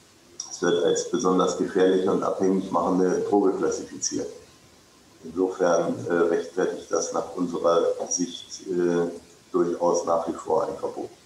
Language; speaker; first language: German; native; German